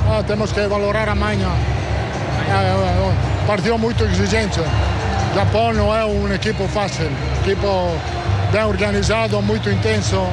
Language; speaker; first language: Portuguese; non-native, learner; Italian